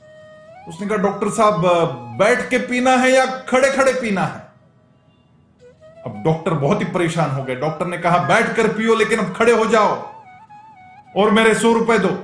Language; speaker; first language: Hindi; native; Hindi